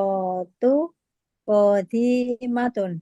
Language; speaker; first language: Arabic; non-native, learner; Indonesian